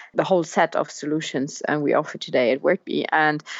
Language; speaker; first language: English; non-native, fluent; German